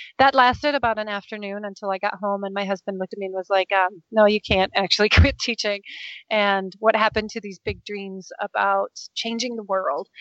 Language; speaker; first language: English; non-native, fluent; Danish